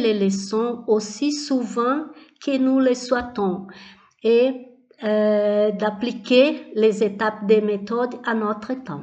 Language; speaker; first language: French; non-native, learner; Portuguese